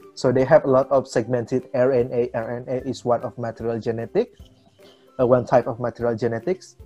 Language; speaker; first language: English; non-native, fluent; Indonesian